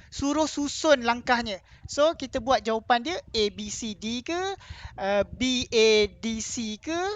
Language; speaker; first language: Malay; native; Malay